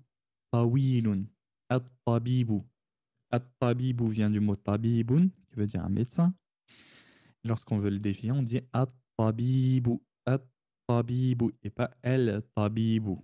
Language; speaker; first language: French; native; French